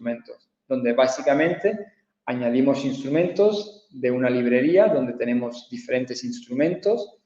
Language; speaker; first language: Spanish; native; Spanish